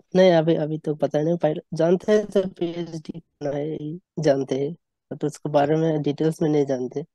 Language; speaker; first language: Hindi; non-native, local second language; Bangla